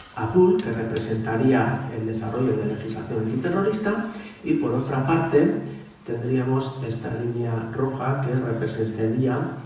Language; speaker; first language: Spanish; non-native, local second language; Basque